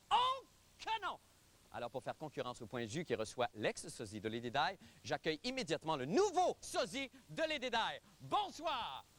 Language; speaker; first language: French; native; French